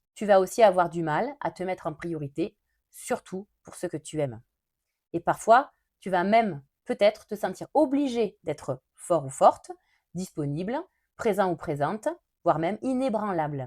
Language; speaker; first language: French; native; French